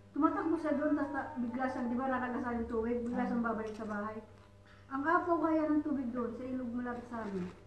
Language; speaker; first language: Filipino; non-native, local second language; Bikol